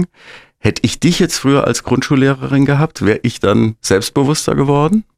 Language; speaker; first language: German; native; German